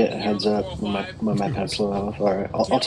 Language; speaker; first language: English; native; English